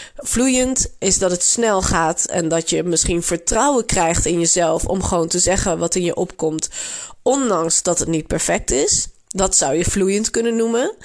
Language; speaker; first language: Dutch; native; Dutch